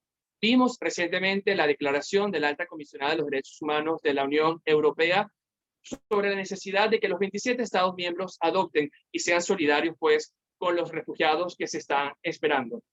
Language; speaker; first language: Spanish; native; Spanish